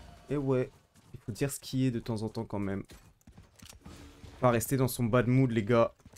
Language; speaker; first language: French; native; French